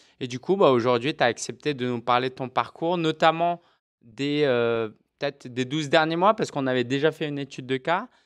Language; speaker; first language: French; native; French